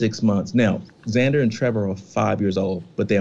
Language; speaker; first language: English; native; English